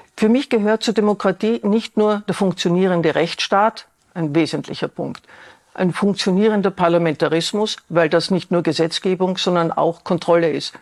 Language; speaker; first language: German; native; German